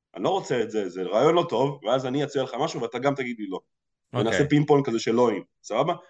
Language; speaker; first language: Hebrew; early bilingual, other home language; Russian